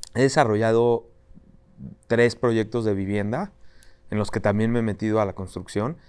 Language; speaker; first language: Spanish; native; Spanish